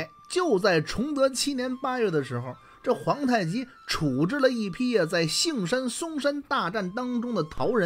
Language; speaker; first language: Chinese; native; Chinese